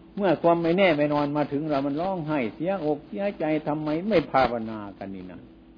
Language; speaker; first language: Thai; non-native, local second language; Northeastern Thai